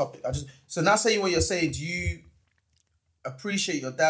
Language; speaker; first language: English; native; English